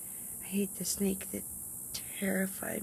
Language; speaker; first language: English; native; English